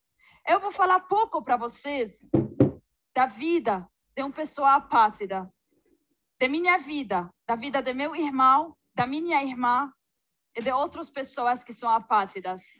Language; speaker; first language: Portuguese; non-native, fluent; Arabic